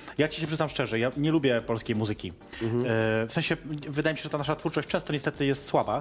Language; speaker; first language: Polish; native; Polish